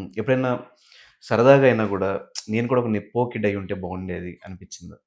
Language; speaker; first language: Telugu; native; Telugu